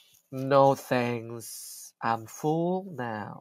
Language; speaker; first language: English; non-native, fluent; Vietnamese